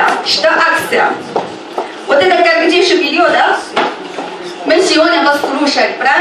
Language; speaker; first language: Russian; non-native, learner; Chinese